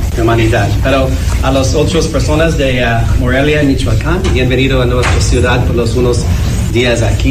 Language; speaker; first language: Spanish; non-native, learner; English